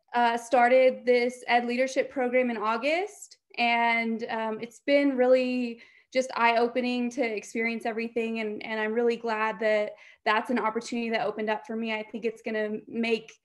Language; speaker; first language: English; native; English